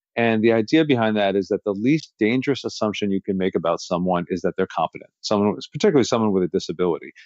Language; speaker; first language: English; native; English